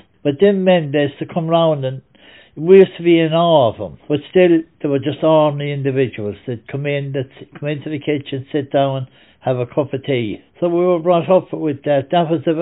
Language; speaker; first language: English; native; English